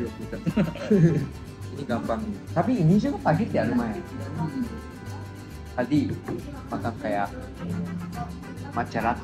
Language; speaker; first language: Indonesian; non-native, fluent; Japanese